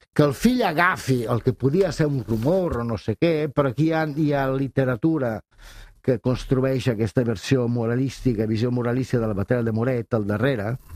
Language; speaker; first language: Catalan; non-native, fluent; Italian